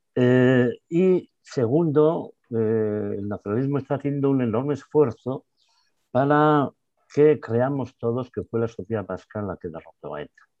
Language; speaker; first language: Spanish; non-native, local second language; Basque